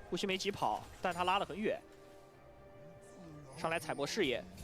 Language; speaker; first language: Chinese; native; Chinese